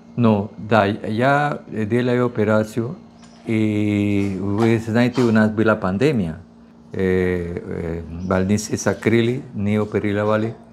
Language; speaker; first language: Russian; non-native, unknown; Spanish